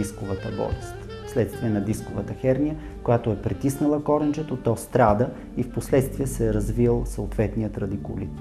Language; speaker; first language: Bulgarian; native; Bulgarian